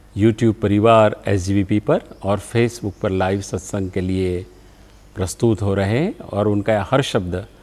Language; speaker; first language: Hindi; non-native, local second language; Gujarati